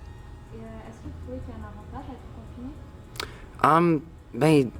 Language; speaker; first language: French; native; French